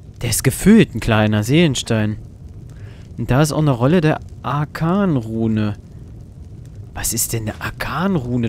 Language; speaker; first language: German; native; German